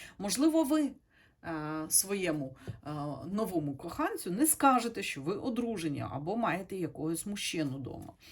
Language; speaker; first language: Ukrainian; non-native, local second language; Russian